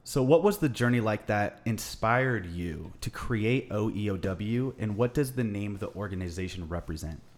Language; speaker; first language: English; native; English